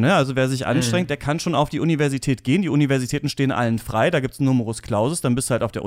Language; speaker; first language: German; native; German